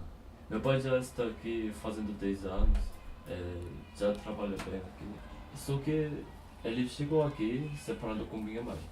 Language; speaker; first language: Portuguese; non-native, fluent; Korean